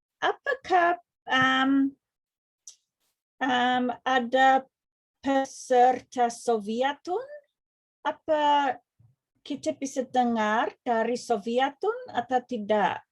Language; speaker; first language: Indonesian; non-native, fluent; English